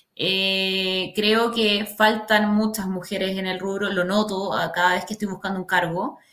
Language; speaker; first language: Spanish; native; Spanish